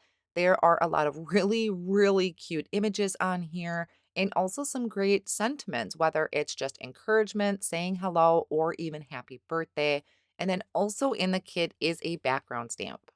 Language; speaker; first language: English; native; English